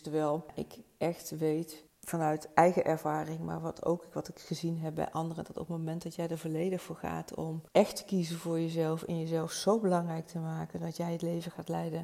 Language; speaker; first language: Dutch; native; Dutch